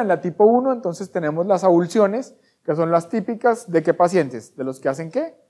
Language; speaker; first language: Spanish; native; Spanish